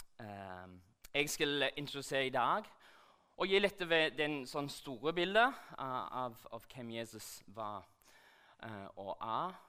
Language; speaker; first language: Norwegian; non-native, fluent; English